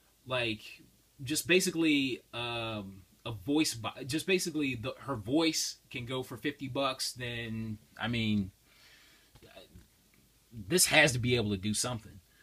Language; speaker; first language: English; native; English